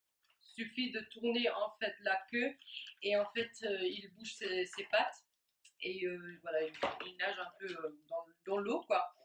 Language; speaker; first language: French; native; French